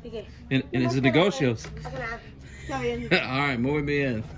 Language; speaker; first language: Spanish; non-native, learner; English